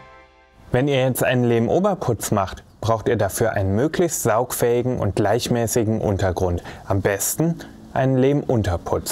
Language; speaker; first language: German; native; German